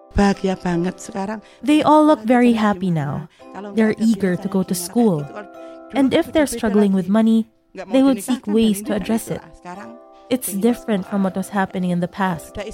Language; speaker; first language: English; non-native, fluent; Indonesian